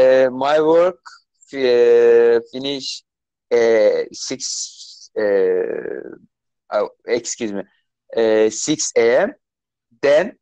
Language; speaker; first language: English; non-native, learner; Turkish